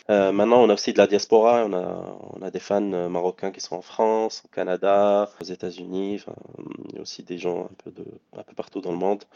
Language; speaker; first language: French; non-native, local second language; Arabic